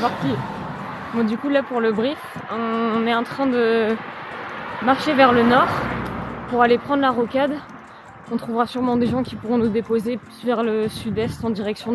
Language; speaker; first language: French; native; French